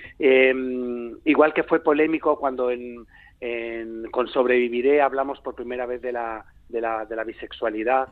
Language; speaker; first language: Spanish; native; Spanish